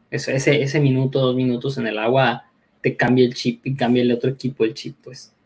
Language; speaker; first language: Spanish; native; Spanish